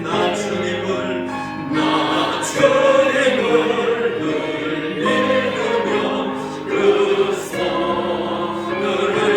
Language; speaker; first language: Korean; native; Korean